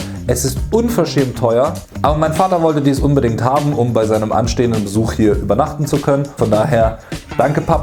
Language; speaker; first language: German; native; German